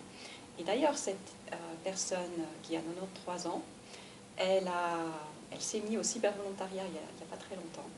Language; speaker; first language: French; native; French